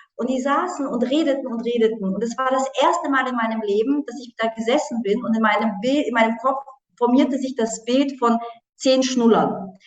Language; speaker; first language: German; native; German